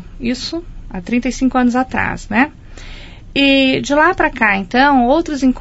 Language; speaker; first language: Portuguese; native; Portuguese